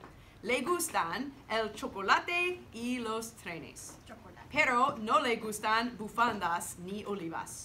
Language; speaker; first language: Spanish; non-native, learner; English